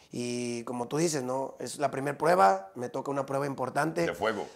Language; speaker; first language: Spanish; native; Spanish